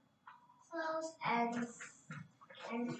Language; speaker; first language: English; non-native, learner; Korean